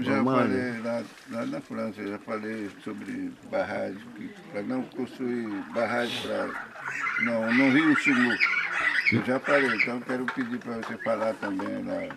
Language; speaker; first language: Portuguese; non-native, local second language; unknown